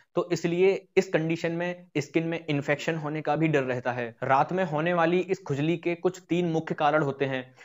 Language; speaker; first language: Hindi; native; Hindi